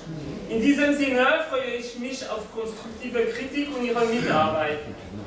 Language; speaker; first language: German; non-native, fluent; French